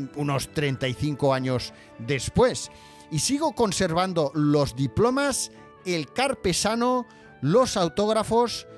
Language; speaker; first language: Spanish; native; Spanish